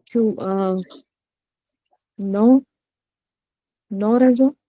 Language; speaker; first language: French; non-native, learner; Punjabi